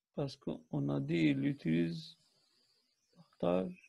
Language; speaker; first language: French; non-native, local second language; Arabic